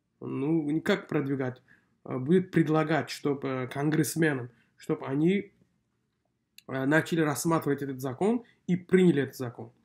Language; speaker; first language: Russian; non-native, local second language; Uzbek